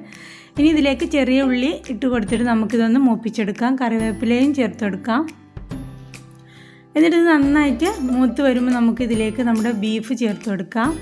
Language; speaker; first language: Malayalam; native; Malayalam